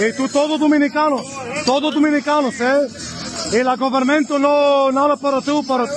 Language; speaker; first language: Spanish; non-native, learner; Bulgarian